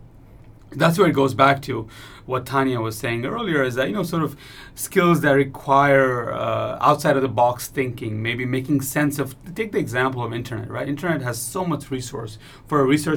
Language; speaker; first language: English; non-native, local second language; Nepali